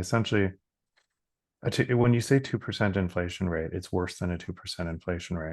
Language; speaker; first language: English; native; English